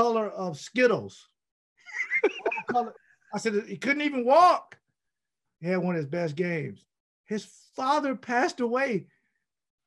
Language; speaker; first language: English; native; English